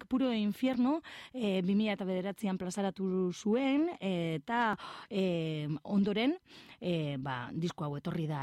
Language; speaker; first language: Basque; native; Basque